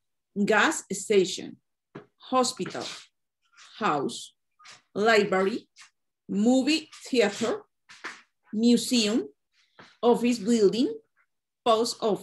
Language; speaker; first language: English; non-native, learner; Spanish